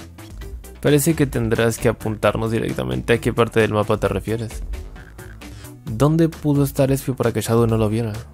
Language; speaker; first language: Spanish; native; Spanish